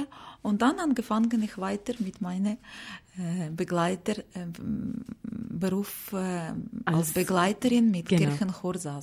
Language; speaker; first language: German; non-native, learner; Ukrainian